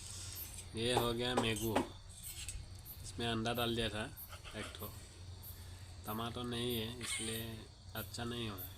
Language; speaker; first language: Hindi; non-native, local second language; Assamese